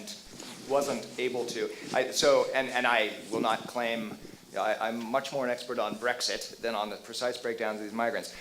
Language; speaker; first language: English; native; English